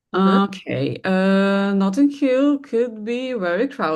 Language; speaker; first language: English; non-native, learner; Russian